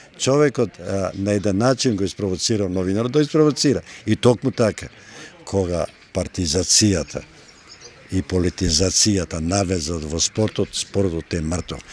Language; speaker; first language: Macedonian; native; Macedonian